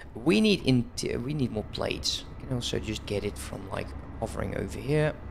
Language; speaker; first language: English; non-native, fluent; Dutch